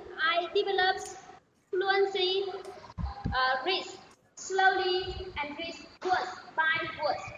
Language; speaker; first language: English; non-native, learner; Vietnamese